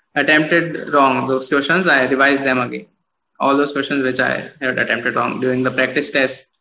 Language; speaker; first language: English; non-native, local second language; Hindi